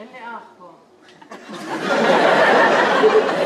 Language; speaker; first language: Hebrew; non-native, local second language; Arabic